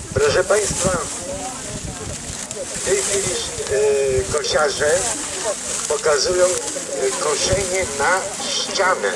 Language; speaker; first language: Polish; native; Polish